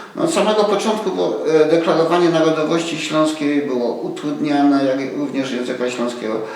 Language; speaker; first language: Polish; native; Polish